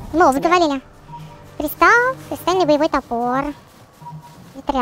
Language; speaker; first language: Russian; native; Russian